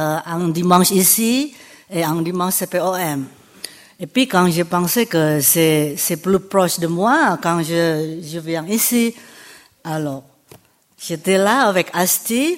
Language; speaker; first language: French; non-native, fluent; Indonesian